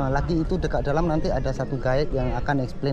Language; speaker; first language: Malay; non-native, local second language; Indonesian